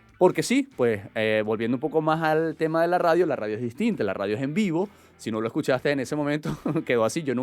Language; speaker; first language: Spanish; native; Spanish